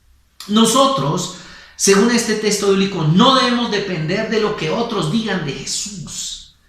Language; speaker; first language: Spanish; native; Spanish